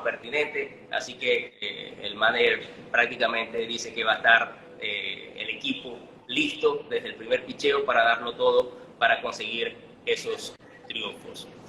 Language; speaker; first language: Spanish; native; Spanish